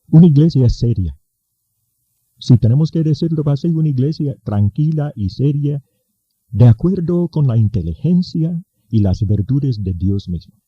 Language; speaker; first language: Spanish; native; Spanish